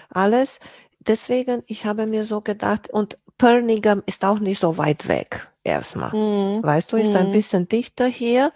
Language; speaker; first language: German; non-native, fluent; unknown